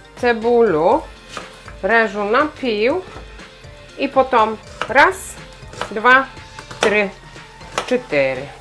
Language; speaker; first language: Polish; non-native, learner; Ukrainian